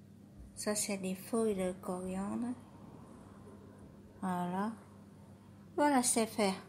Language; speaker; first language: French; non-native, learner; Vietnamese